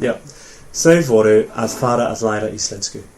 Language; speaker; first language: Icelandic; non-native, fluent; English